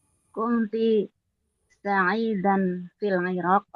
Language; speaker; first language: Arabic; non-native, learner; Indonesian